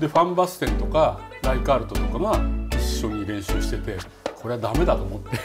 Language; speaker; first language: Japanese; native; Japanese